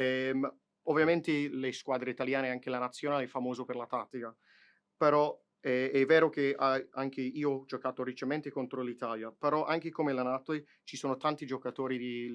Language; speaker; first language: Italian; non-native, fluent; English